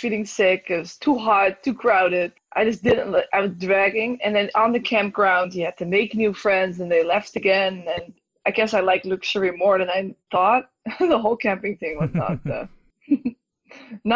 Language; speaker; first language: English; non-native, fluent; Dutch